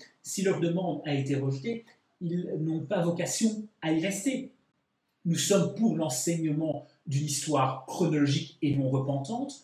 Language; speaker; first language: French; native; French